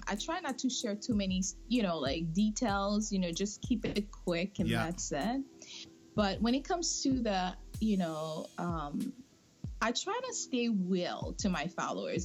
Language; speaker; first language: English; non-native, fluent; Haitian Creole